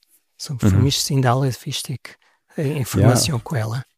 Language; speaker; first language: German; non-native, learner; Portuguese